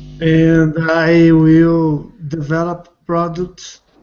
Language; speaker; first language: English; non-native, learner; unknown